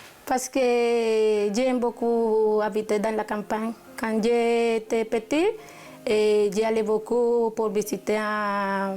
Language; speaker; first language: French; non-native, learner; Spanish